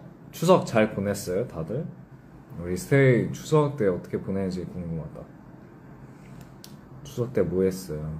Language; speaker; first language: Korean; early bilingual, heritage; English